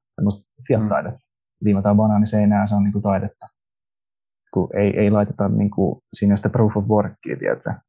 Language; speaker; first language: Finnish; early bilingual, other home language; Russian